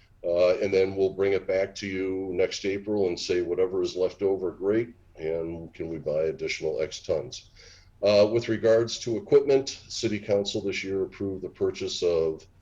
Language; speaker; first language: English; native; English